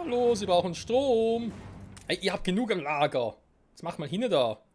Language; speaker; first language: German; native; German